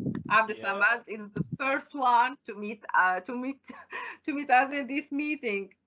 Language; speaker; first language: English; non-native, fluent; Arabic